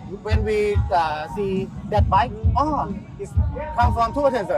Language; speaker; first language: English; non-native, learner; Thai